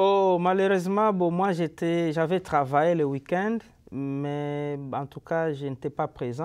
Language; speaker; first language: French; non-native, local second language; Lingala